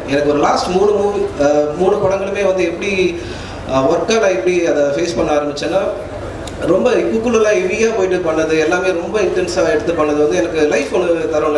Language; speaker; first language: Tamil; native; Tamil